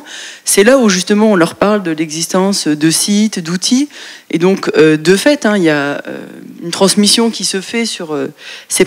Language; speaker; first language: French; native; French